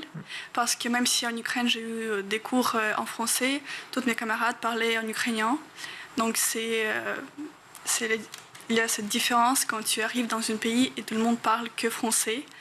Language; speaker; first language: French; non-native, fluent; Ukrainian